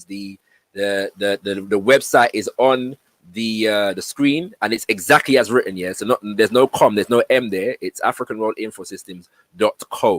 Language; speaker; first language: English; native; English